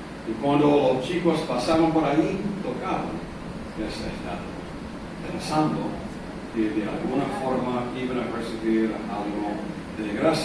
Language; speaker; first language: Spanish; non-native, fluent; English